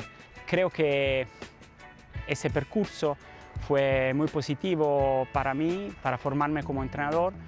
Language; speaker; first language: Spanish; non-native, fluent; Italian